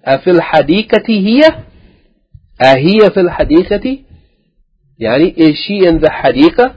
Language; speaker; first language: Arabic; non-native, fluent; English